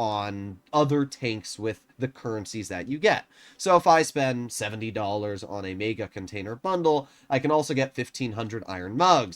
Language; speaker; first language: English; native; English